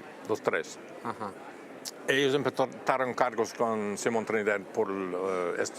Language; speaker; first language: Spanish; non-native, fluent; English